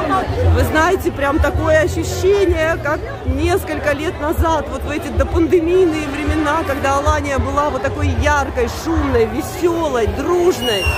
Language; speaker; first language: Russian; native; Russian